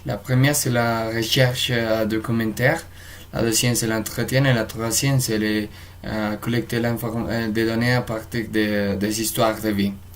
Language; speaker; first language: French; non-native, fluent; Spanish